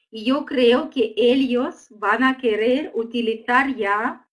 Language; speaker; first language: Spanish; non-native, fluent; Uzbek